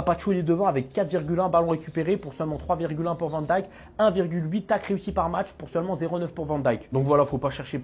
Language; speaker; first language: French; native; French